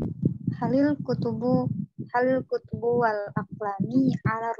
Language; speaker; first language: Arabic; non-native, learner; Indonesian